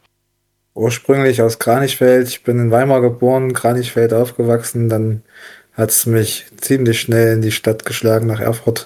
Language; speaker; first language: German; native; German